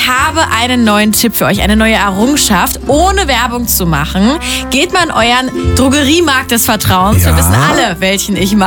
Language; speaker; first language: German; native; German